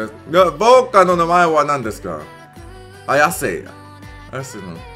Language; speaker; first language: Japanese; non-native, learner; English